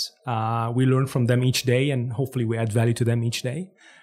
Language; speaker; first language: English; non-native, fluent; Arabic